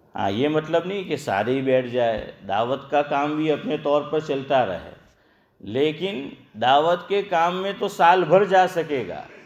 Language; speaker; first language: Hindi; non-native, local second language; Gujarati